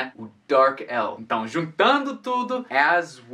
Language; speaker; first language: Portuguese; non-native, fluent; English